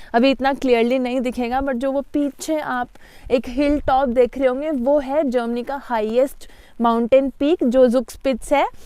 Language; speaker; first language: Hindi; native; Hindi